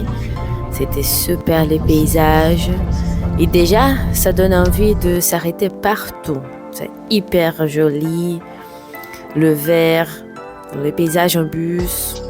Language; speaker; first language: French; non-native, fluent; Portuguese